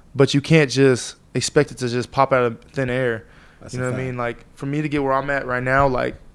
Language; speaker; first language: English; native; English